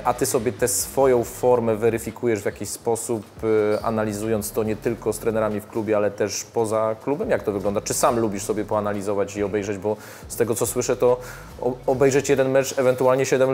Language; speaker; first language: Polish; native; Polish